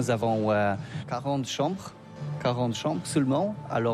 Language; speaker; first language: French; non-native, learner; Polish